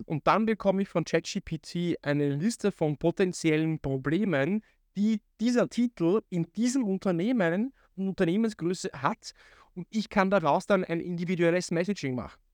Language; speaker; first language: German; native; German